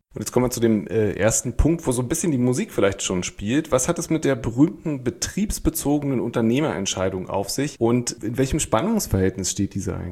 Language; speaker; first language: German; native; German